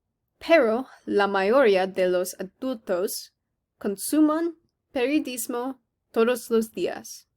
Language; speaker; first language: Spanish; non-native, learner; English